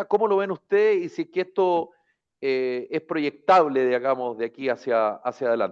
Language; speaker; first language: Spanish; native; Spanish